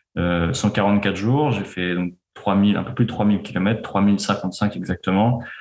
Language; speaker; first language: French; native; French